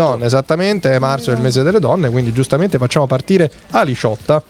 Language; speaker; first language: Italian; native; Italian